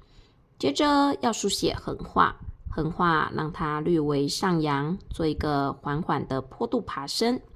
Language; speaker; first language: Chinese; native; Chinese